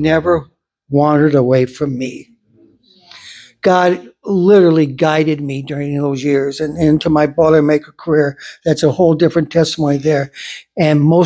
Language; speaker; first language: English; native; English